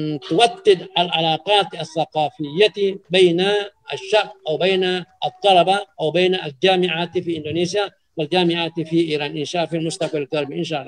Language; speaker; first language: Arabic; non-native, fluent; Indonesian